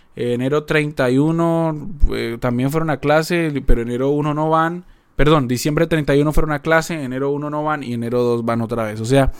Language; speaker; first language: Spanish; native; Spanish